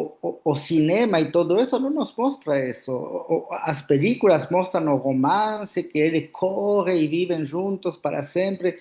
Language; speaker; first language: Portuguese; non-native, fluent; Spanish